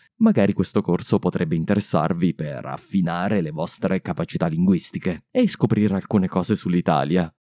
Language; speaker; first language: Italian; native; Italian